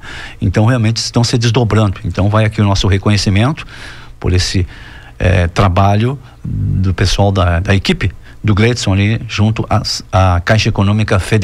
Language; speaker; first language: Portuguese; native; Portuguese